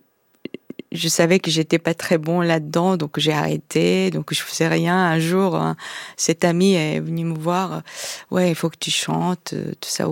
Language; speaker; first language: French; non-native, fluent; Korean